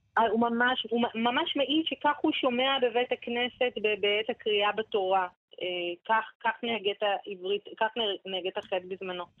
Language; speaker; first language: Hebrew; native; Hebrew